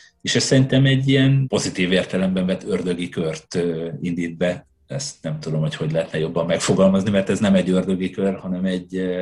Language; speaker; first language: Hungarian; native; Hungarian